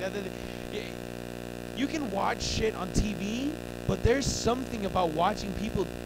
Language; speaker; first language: English; early bilingual, other home language; Spanish